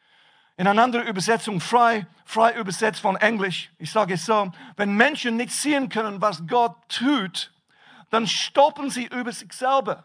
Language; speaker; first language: German; non-native, fluent; English